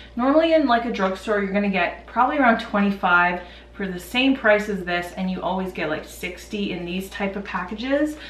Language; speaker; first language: English; native; English